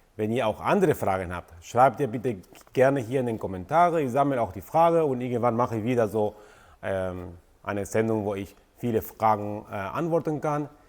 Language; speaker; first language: German; non-native, fluent; Spanish